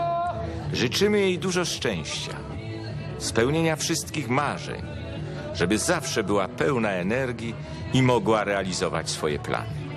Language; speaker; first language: Polish; native; Polish